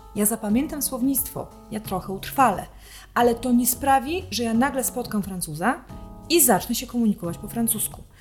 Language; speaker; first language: Polish; native; Polish